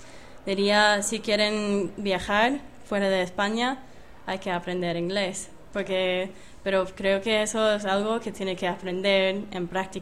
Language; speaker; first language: Spanish; non-native, fluent; English